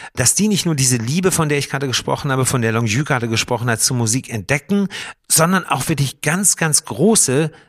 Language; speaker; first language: German; native; German